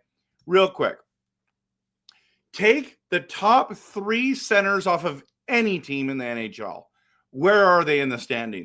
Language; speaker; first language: English; native; English